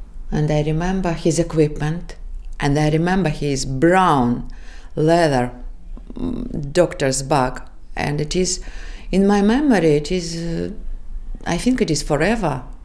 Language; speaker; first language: English; non-native, fluent; Russian